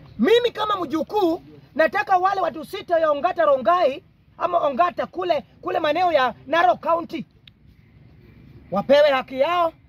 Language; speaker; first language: Swahili; non-native, local second language; Luo (Kenya and Tanzania)